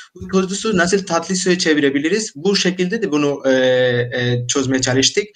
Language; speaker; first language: Turkish; non-native, learner; Bangla